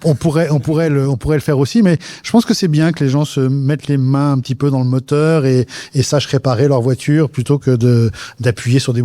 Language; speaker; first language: French; native; French